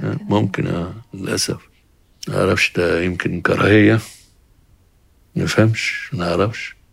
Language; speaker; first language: Arabic; native; Arabic